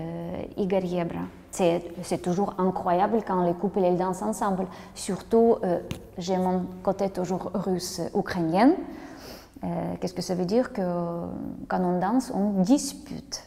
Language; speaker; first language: French; non-native, learner; Russian